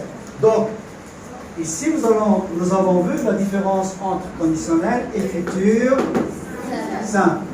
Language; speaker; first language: French; non-native, local second language; Arabic